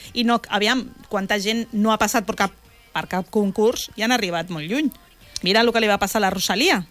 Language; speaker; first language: Catalan; native; Catalan